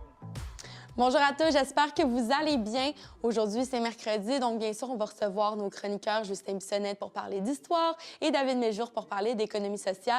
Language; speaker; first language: French; native; French